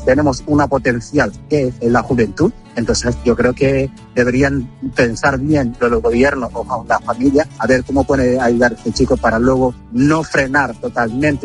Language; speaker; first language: Spanish; non-native, fluent; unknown